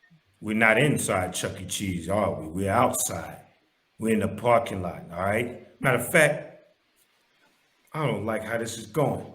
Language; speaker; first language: English; native; English